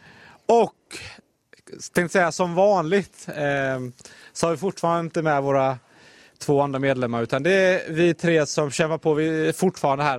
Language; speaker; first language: Swedish; native; Swedish